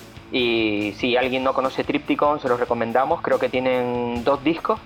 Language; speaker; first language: Spanish; native; Spanish